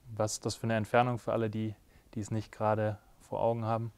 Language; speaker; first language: German; native; German